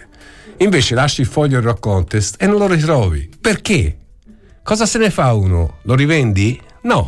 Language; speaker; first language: Italian; native; Italian